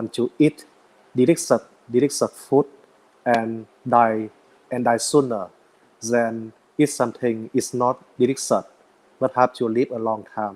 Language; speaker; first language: English; non-native, learner; Vietnamese